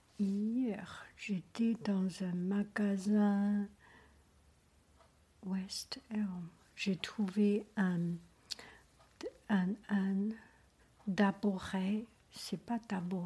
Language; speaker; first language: French; non-native, learner; Chinese